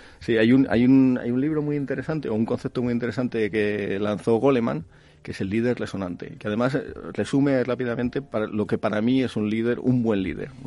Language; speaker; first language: Spanish; native; Spanish